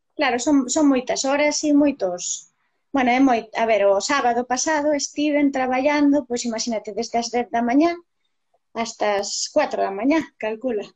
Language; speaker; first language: Galician; native; Galician